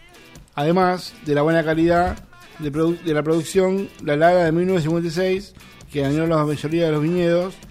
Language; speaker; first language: Spanish; native; Spanish